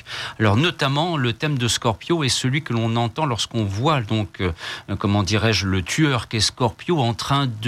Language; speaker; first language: French; native; French